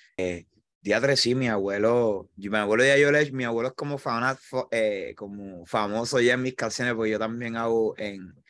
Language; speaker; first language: Spanish; native; Spanish